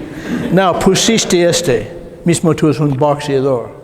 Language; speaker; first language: Spanish; non-native, learner; English